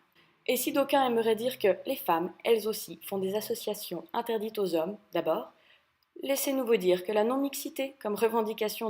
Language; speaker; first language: French; native; French